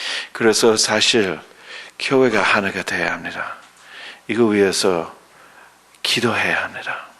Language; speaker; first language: Korean; early bilingual, other home language; English